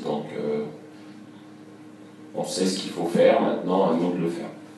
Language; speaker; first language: French; native; French